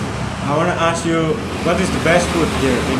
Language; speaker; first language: English; non-native, learner; Indonesian